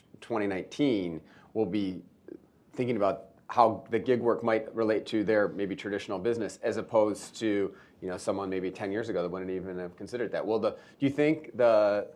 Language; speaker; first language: English; native; English